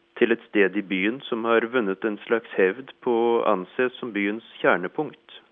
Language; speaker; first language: Norwegian; native; Norwegian